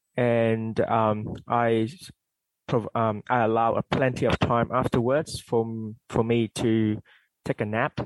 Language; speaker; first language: English; non-native, fluent; Vietnamese